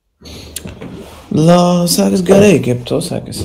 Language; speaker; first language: Lithuanian; non-native, learner; Arabic